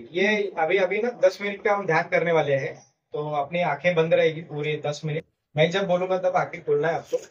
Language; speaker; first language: Hindi; non-native, local second language; Marathi